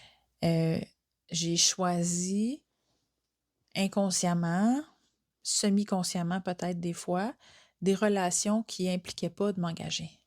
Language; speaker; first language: French; native; French